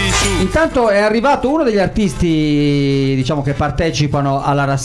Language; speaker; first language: Italian; native; Italian